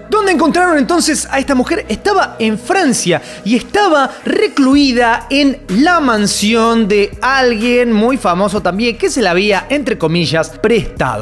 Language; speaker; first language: Spanish; native; Spanish